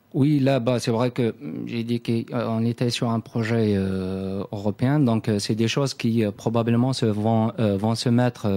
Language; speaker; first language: French; non-native, local second language; Kabyle